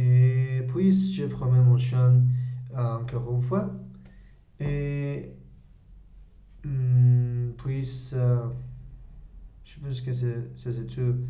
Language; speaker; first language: French; non-native, learner; Spanish